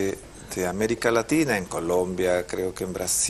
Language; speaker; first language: Spanish; native; Spanish